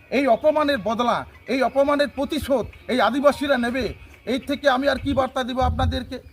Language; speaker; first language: Bangla; non-native, local second language; Santali